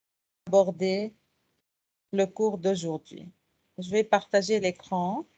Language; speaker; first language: French; non-native, local second language; Arabic